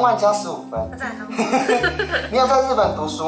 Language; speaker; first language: Chinese; native; Chinese